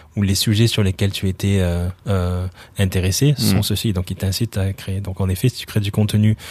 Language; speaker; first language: French; native; French